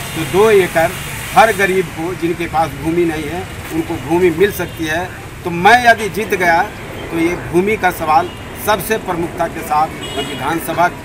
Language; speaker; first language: Hindi; native; Hindi